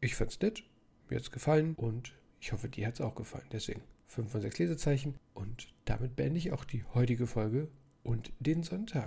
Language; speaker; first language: German; native; German